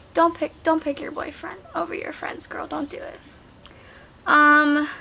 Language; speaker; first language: English; native; English